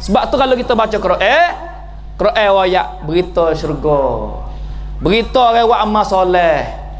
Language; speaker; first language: Malay; native; Malay